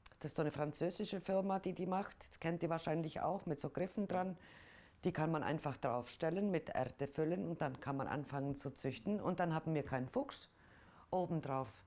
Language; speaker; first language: German; non-native, fluent; Icelandic